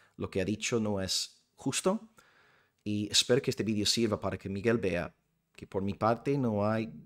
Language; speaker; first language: Spanish; non-native, fluent; English